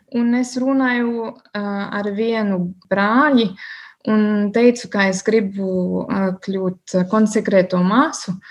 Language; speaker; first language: Latvian; non-native, learner; German